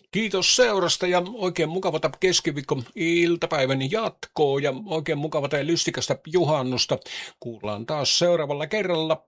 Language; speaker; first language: Finnish; native; Finnish